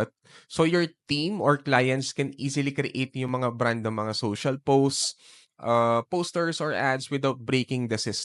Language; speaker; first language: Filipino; native; Filipino